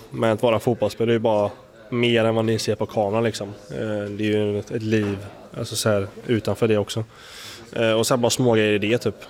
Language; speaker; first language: Swedish; native; Swedish